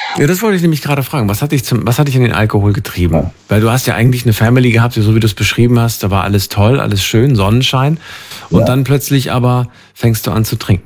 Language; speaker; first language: German; native; German